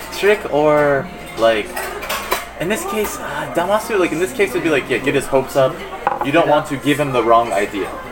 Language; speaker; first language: English; native; English